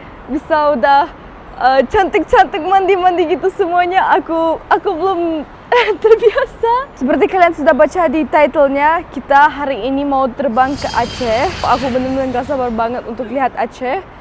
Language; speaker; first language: Indonesian; non-native, fluent; German